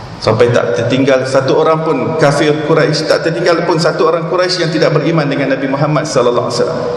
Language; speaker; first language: Malay; native; Malay